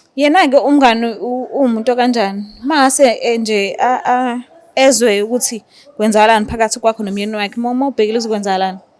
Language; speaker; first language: Zulu; native; Zulu